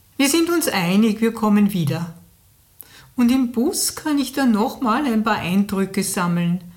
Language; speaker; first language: German; native; German